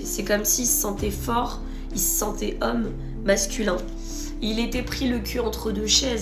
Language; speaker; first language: French; native; French